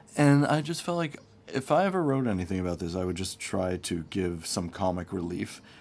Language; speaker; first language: English; native; English